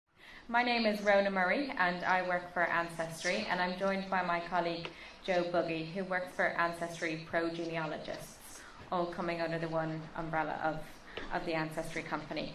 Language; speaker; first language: English; native; English